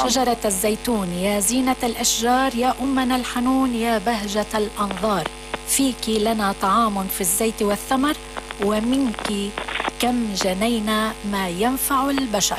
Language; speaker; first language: Arabic; native; Arabic